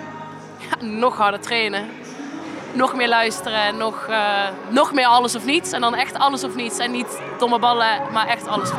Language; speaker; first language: Dutch; native; Dutch